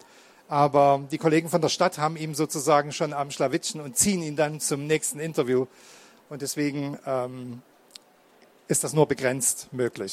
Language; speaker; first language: German; native; German